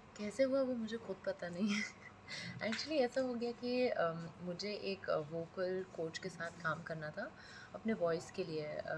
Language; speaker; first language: Hindi; non-native, fluent; Persian